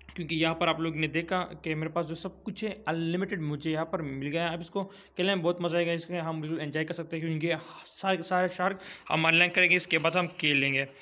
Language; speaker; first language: Urdu; non-native, local second language; Pashto